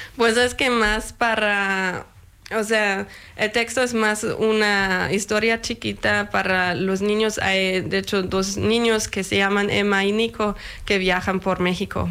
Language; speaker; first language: Spanish; non-native, fluent; German